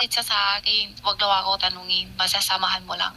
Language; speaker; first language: Filipino; non-native, learner; Chinese